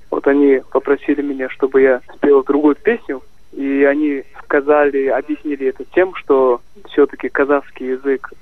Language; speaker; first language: Russian; non-native, local second language; Kazakh